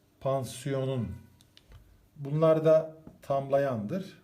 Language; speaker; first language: Turkish; native; Turkish